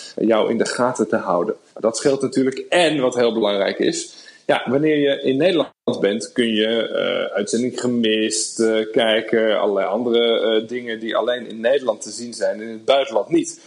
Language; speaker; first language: Dutch; native; Dutch